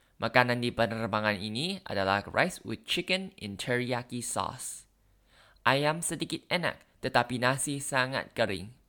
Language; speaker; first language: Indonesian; non-native, learner; Thai